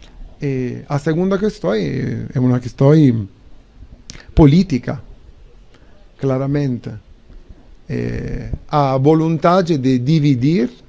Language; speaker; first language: Portuguese; non-native, learner; Italian